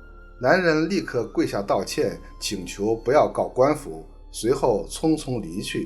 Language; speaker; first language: Chinese; native; Chinese